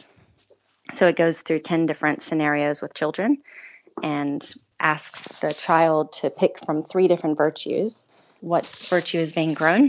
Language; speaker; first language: English; native; English